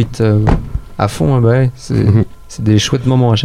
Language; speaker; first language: French; native; French